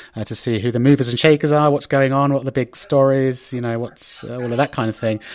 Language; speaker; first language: English; native; English